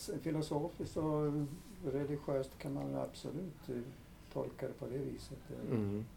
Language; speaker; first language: Swedish; native; Swedish